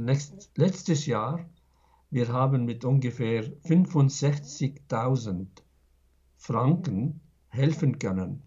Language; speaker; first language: German; non-native, fluent; Arabic